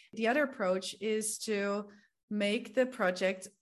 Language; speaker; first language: English; non-native, fluent; Dutch